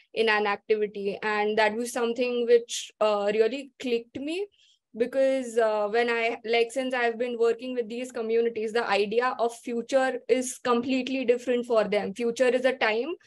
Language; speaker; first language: English; non-native, local second language; Marathi